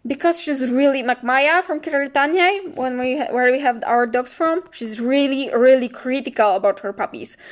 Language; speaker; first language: English; non-native, fluent; Polish